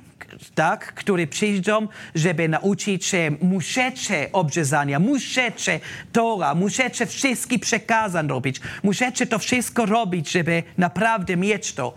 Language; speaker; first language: Polish; non-native, learner; German